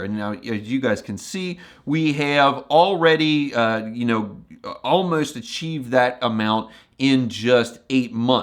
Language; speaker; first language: English; native; English